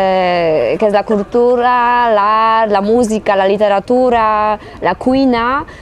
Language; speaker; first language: Catalan; non-native, learner; Polish